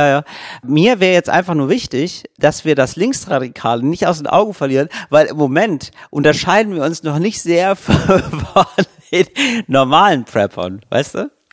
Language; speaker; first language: German; native; German